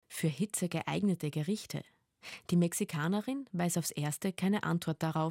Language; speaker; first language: German; native; German